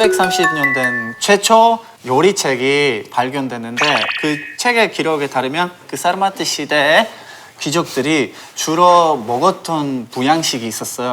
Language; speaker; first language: Korean; non-native, fluent; Polish